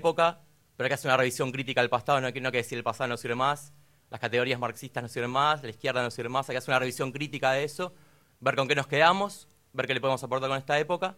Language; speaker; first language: Spanish; native; Spanish